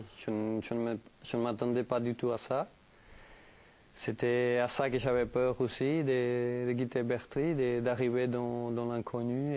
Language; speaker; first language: French; non-native, fluent; Spanish